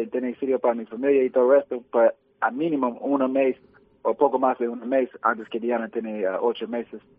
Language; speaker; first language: Spanish; early bilingual, heritage; English